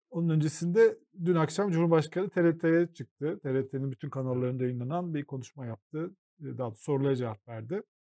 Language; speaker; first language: Turkish; native; Turkish